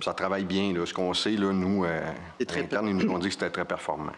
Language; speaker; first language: French; native; French